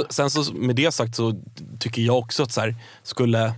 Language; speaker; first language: Swedish; native; Swedish